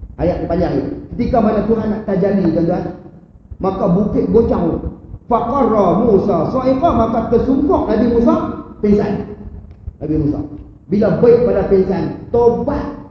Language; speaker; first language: Malay; native; Malay